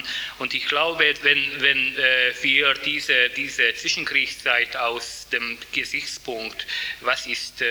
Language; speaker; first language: German; non-native, fluent; Hungarian